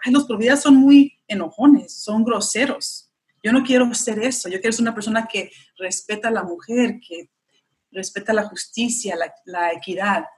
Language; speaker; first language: Spanish; early bilingual, heritage; Spanish